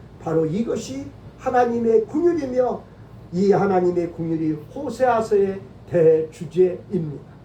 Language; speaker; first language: Korean; native; Korean